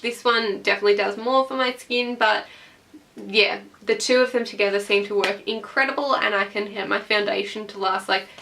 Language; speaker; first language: English; native; English